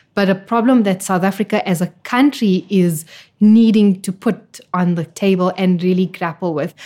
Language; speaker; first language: English; native; English